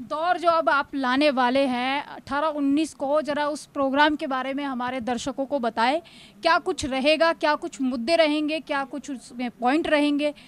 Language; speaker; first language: Hindi; native; Hindi